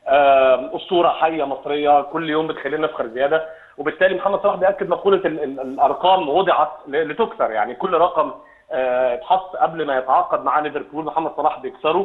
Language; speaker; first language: Arabic; native; Arabic